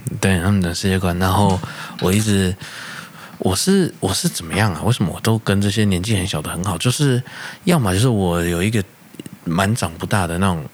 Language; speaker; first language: Chinese; native; Chinese